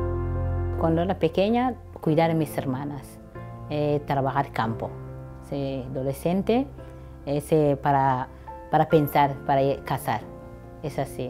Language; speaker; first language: Spanish; non-native, learner; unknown